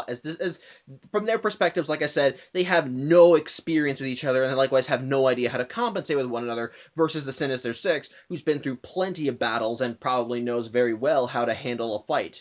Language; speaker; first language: English; native; English